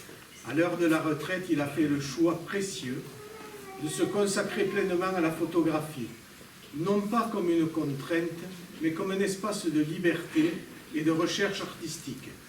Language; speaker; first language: French; native; French